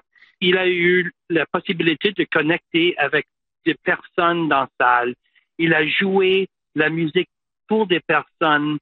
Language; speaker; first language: French; non-native, fluent; English